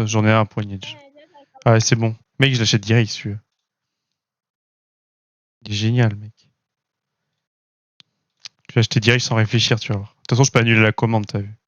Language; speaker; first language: French; native; French